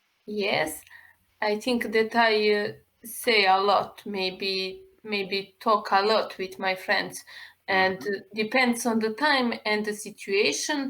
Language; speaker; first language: English; non-native, learner; Serbian